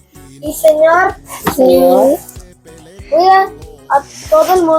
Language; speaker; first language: Spanish; early bilingual, heritage; Spanish